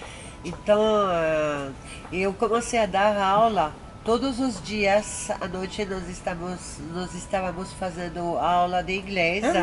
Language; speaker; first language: Portuguese; non-native, fluent; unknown